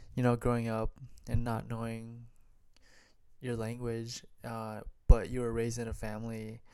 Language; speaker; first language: English; native; English